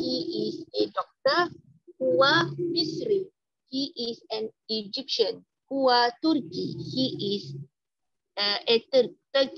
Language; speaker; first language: English; non-native, learner; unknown